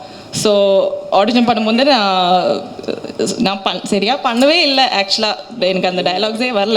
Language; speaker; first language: Tamil; non-native, learner; Malayalam